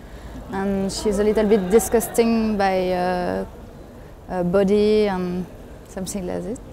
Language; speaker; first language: English; non-native, learner; French